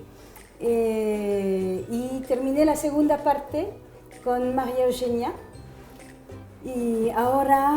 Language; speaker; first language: Spanish; non-native, fluent; French